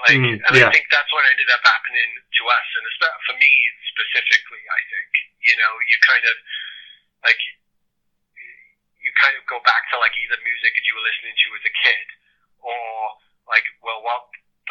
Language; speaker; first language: English; native; English